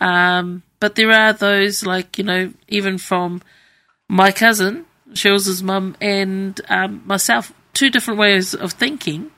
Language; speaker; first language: English; native; English